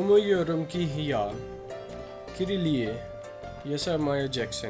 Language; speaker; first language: Turkish; non-native, learner; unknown